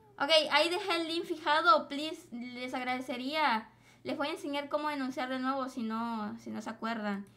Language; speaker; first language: Spanish; native; Spanish